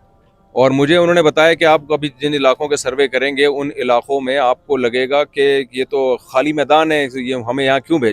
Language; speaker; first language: Urdu; native; Urdu